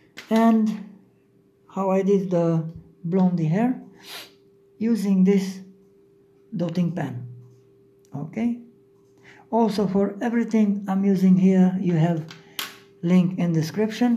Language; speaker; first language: English; non-native, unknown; Romanian